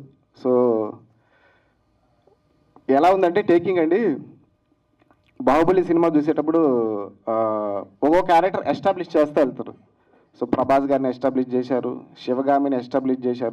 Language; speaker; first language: Telugu; native; Telugu